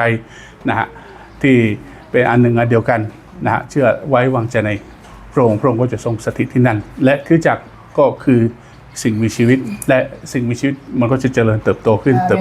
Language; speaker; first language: Thai; native; Thai